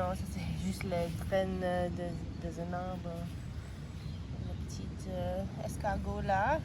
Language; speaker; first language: French; non-native, learner; English